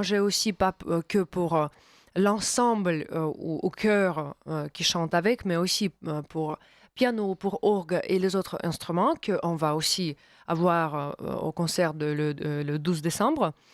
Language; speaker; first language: French; non-native, fluent; Russian